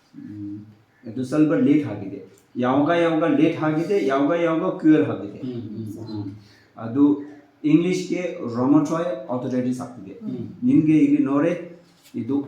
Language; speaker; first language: Kannada; non-native, local second language; Tibetan